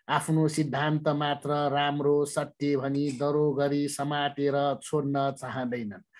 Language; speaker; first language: Nepali; non-native, local second language; Newari